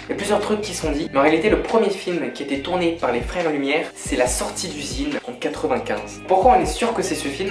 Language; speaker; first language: French; native; French